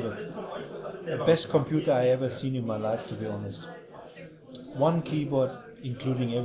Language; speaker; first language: English; non-native, fluent; German